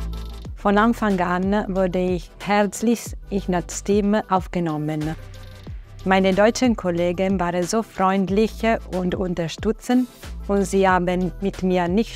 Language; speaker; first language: German; non-native, fluent; Italian